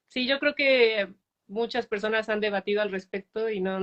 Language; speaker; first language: Spanish; native; Spanish